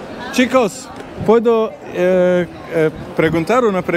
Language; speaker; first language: Spanish; non-native, learner; Turkish